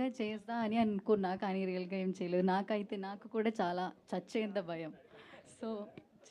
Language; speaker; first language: Telugu; non-native, learner; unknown